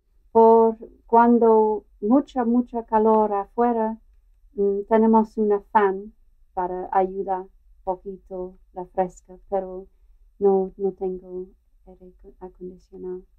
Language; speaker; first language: Spanish; non-native, learner; English